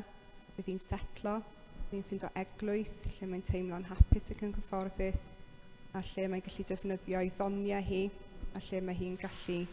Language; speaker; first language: Welsh; native; Welsh